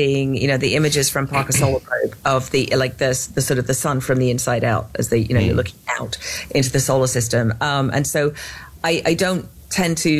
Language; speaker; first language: English; native; English